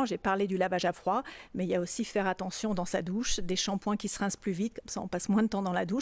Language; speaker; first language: French; native; French